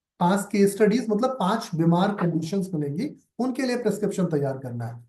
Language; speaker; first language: Hindi; native; Hindi